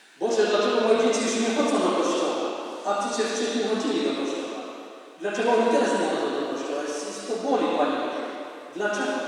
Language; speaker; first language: Polish; non-native, fluent; Indonesian